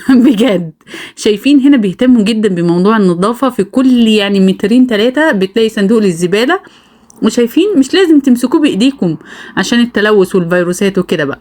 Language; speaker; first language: Arabic; native; Arabic